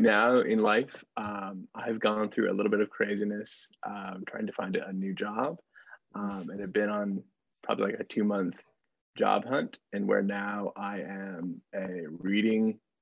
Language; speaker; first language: English; native; English